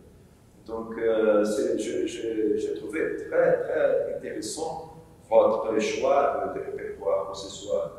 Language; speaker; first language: French; non-native, learner; Portuguese